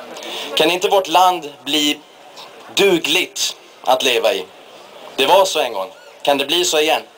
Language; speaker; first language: Swedish; early bilingual, other home language; Persian